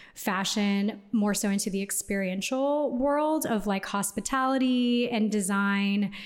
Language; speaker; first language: English; native; English